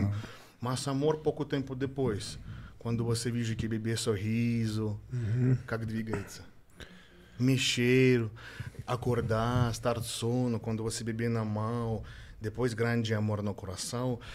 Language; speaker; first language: Portuguese; non-native, learner; Russian